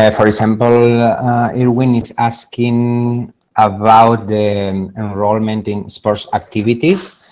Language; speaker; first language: English; non-native, fluent; Spanish